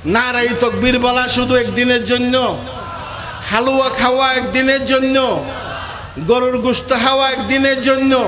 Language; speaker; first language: Bangla; native; Bangla